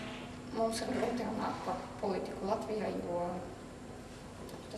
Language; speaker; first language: Latvian; non-native, local second language; Russian